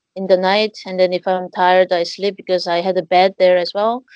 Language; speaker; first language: English; non-native, fluent; Korean